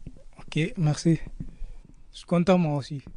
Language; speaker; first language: French; non-native, learner; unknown